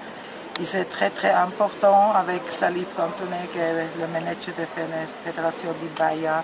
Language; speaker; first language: French; non-native, learner; German